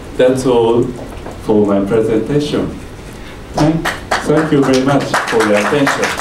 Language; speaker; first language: English; non-native, learner; Japanese